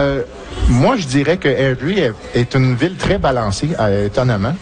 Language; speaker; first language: French; native; French